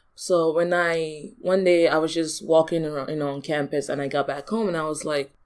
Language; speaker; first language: English; early bilingual, other home language; Yoruba